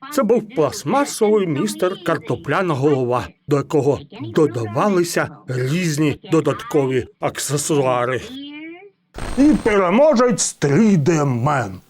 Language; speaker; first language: Ukrainian; non-native, local second language; Russian